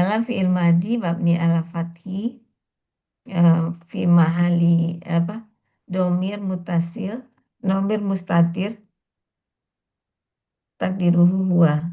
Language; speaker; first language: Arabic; non-native, learner; Indonesian